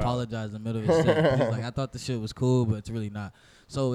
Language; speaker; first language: English; native; English